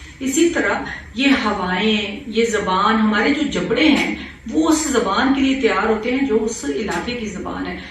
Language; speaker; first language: Urdu; non-native, local second language; Punjabi